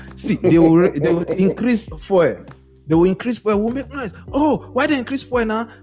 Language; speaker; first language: English; non-native, local second language; Yoruba